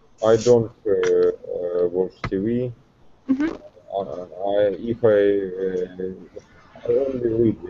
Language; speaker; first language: English; non-native, learner; Russian